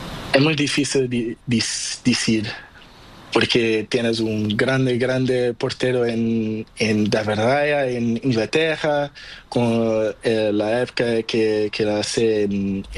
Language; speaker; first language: Spanish; non-native, learner; Portuguese